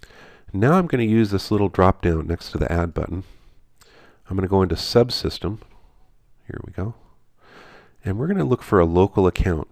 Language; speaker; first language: English; native; English